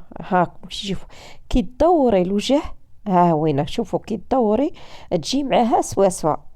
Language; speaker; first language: Arabic; native; Arabic